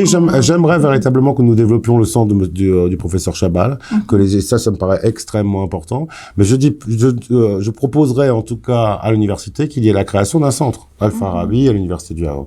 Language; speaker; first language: French; native; French